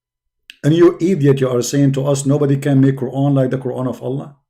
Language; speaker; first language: English; non-native, fluent; Arabic